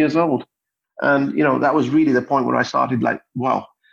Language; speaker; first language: English; native; English